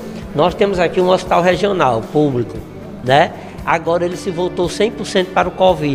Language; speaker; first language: Portuguese; native; Portuguese